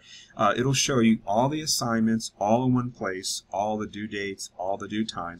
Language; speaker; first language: English; native; English